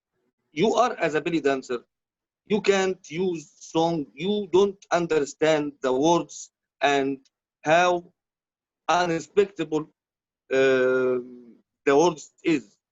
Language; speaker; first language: English; non-native, learner; Arabic